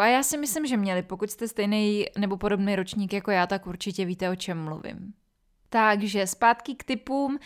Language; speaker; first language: Czech; native; Czech